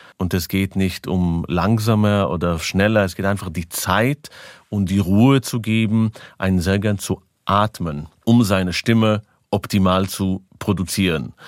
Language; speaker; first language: German; non-native, fluent; Hebrew